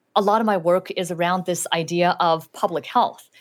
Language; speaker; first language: English; early bilingual, other home language; Chinese